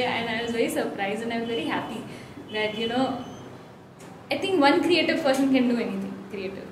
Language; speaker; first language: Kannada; non-native, fluent; Hindi